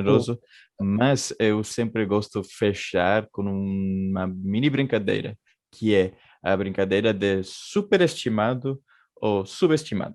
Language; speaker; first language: Portuguese; non-native, fluent; Spanish